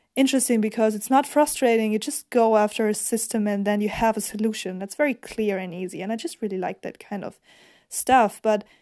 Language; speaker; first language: English; non-native, fluent; German